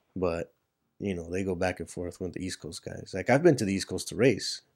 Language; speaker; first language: English; native; English